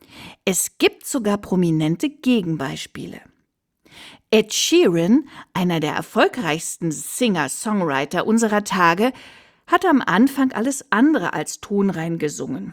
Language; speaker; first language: German; native; German